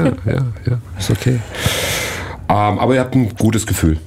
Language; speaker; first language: German; native; German